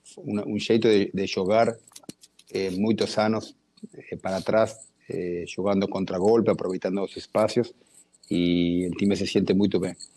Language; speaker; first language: Portuguese; non-native, learner; Spanish